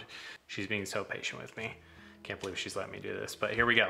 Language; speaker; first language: English; native; English